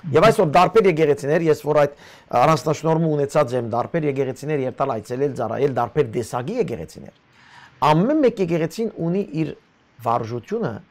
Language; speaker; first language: Armenian; early bilingual, heritage; Armenian